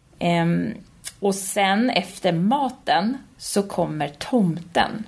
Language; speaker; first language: Swedish; native; Swedish